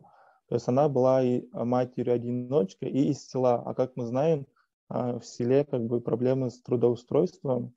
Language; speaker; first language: Russian; native; Russian